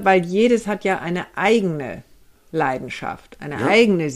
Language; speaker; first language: German; native; German